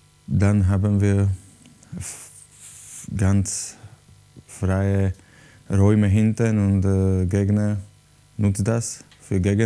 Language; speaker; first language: German; non-native, learner; Slovak